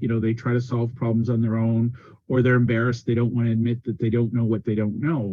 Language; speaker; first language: English; native; English